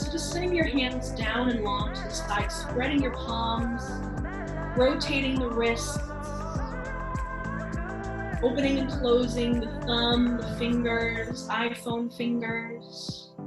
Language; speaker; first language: English; native; English